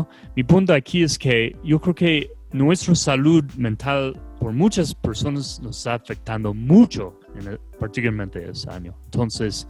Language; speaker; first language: Spanish; non-native, fluent; English